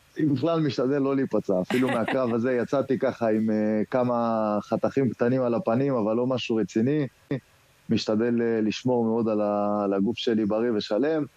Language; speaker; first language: Hebrew; native; Hebrew